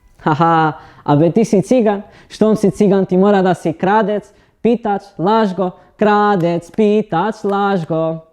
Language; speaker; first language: Macedonian; non-native, local second language; Romany